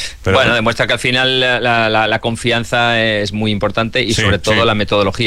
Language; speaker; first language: Spanish; native; Spanish